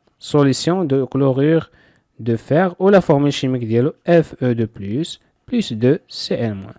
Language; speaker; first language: French; non-native, local second language; Arabic